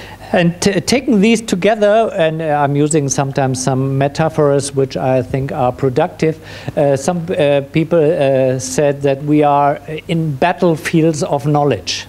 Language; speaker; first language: English; non-native, fluent; German